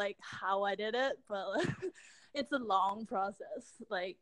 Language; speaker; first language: English; non-native, local second language; Cantonese